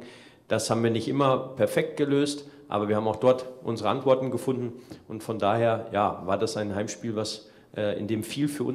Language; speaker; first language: German; native; German